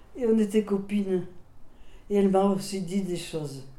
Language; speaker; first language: French; non-native, local second language; Swiss German